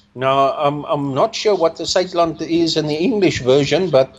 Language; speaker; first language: English; non-native, local second language; Afrikaans